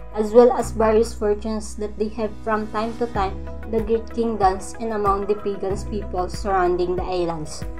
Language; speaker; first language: English; non-native, local second language; Filipino